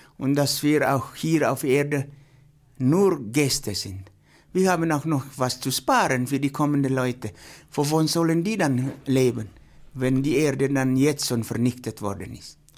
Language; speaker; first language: German; non-native, fluent; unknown